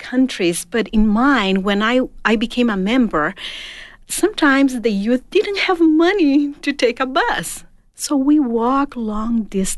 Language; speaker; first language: English; non-native, fluent; Portuguese